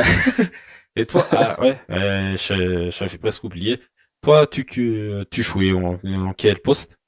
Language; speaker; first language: French; non-native, local second language; Malagasy